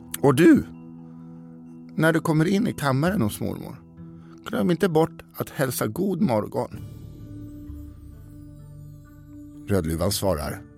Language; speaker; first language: Swedish; native; Swedish